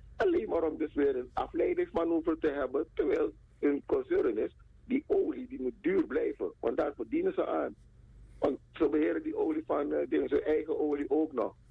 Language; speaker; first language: Dutch; native; Dutch